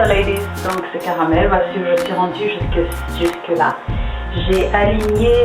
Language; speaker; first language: French; native; French